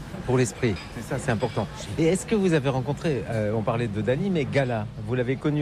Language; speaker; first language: French; native; French